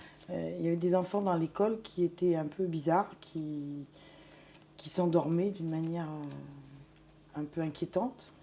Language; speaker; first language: French; native; French